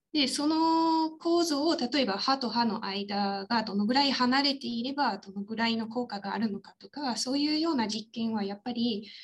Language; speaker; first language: Japanese; non-native, fluent; French